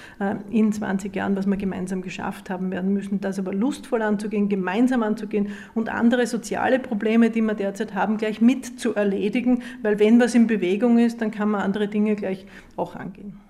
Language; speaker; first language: German; native; German